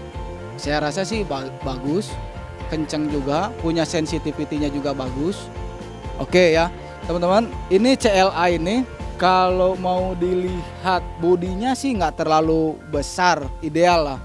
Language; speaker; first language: Indonesian; native; Indonesian